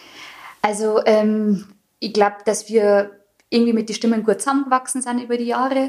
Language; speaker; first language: German; native; German